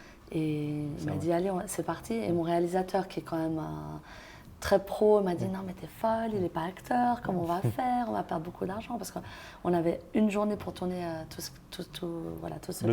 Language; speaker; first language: French; native; French